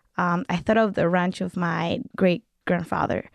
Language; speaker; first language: English; non-native, fluent; Spanish